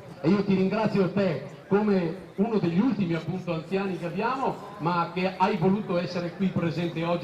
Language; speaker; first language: Italian; native; Italian